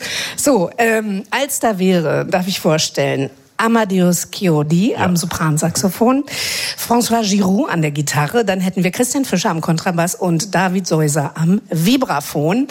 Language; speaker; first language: German; native; German